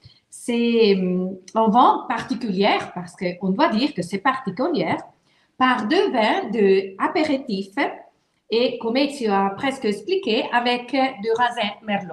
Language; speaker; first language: French; non-native, fluent; Italian